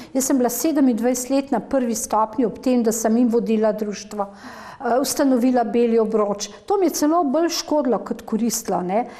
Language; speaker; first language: Slovenian; native; Slovenian